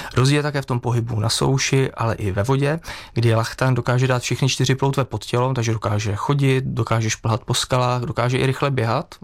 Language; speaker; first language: Czech; native; Czech